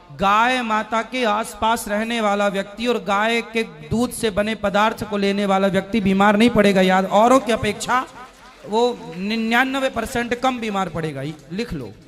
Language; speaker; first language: Hindi; native; Hindi